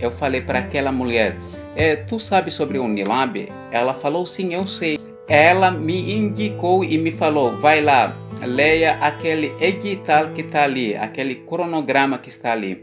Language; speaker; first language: Portuguese; non-native, local second language; Upper Guinea Crioulo